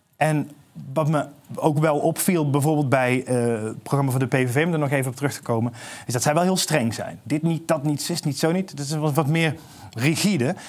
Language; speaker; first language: Dutch; native; Dutch